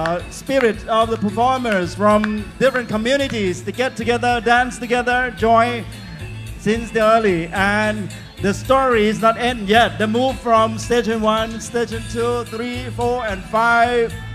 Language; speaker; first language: English; non-native, fluent; Thai